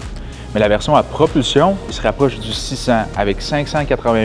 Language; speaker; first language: French; native; French